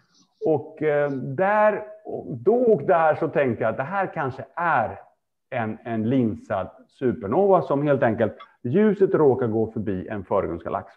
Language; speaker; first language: Swedish; native; Swedish